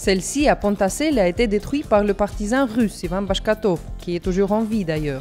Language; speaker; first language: French; non-native, fluent; Russian